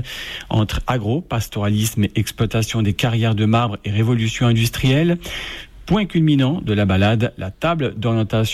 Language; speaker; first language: French; native; French